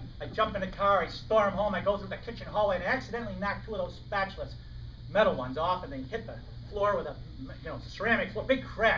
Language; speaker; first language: English; native; English